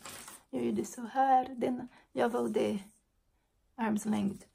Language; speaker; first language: Swedish; non-native, learner; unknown